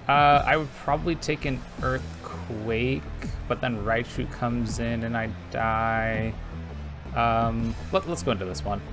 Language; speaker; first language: English; native; English